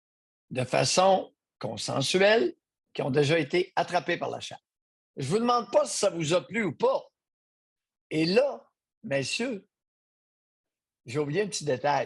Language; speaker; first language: French; native; French